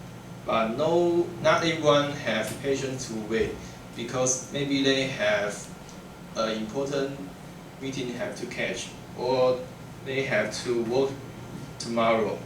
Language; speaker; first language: English; non-native, learner; Chinese